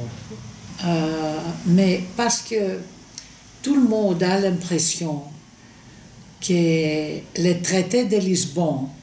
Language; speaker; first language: French; non-native, fluent; Greek